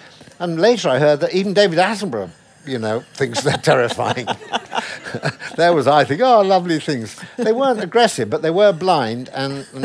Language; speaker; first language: English; native; English